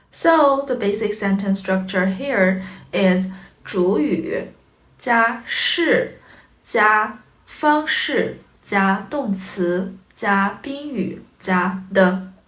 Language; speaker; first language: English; non-native, fluent; Chinese